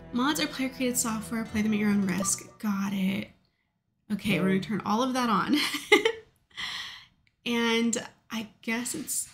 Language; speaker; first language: English; native; English